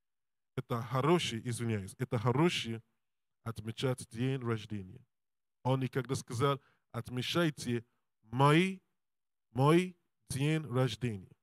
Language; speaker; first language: Russian; non-native, learner; English